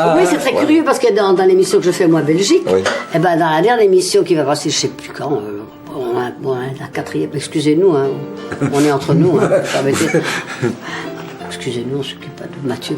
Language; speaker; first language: French; native; French